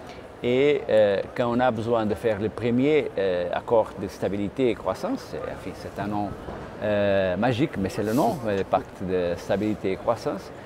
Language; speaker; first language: French; non-native, fluent; Portuguese